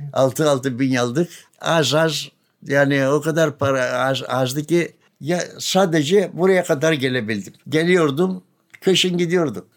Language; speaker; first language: Turkish; non-native, local second language; Greek